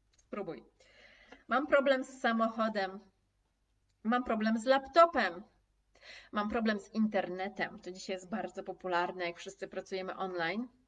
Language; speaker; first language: Polish; native; Polish